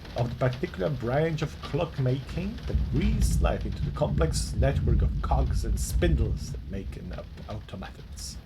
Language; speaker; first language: English; non-native, fluent; Slovak